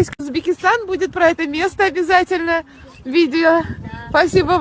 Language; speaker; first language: Russian; non-native, fluent; Hindi